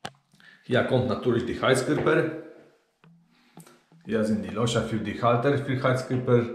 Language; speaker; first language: German; non-native, learner; Polish